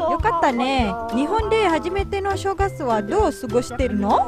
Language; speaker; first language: Japanese; non-native, fluent; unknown